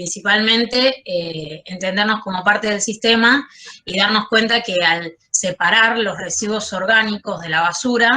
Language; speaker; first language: Spanish; native; Spanish